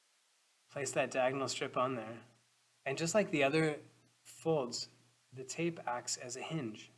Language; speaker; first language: English; native; English